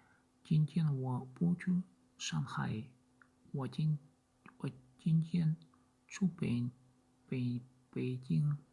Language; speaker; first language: Chinese; non-native, learner; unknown